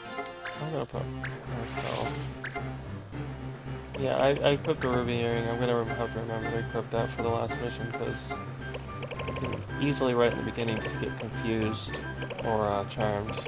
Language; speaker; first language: English; native; English